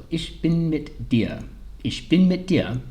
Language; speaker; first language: German; early bilingual, heritage; English